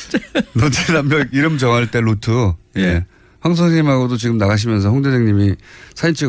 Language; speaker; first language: Korean; native; Korean